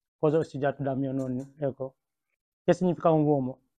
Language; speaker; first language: Italian; non-native, learner; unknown